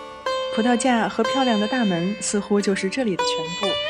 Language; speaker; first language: Chinese; native; Chinese